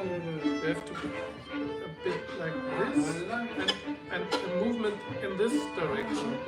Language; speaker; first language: English; non-native, learner; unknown